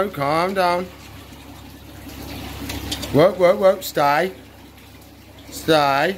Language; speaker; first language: English; native; English